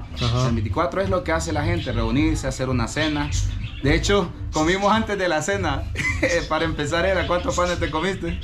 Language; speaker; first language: Spanish; native; Spanish